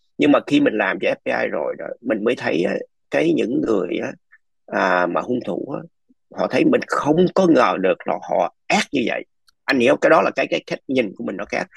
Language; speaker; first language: Vietnamese; early bilingual, other home language; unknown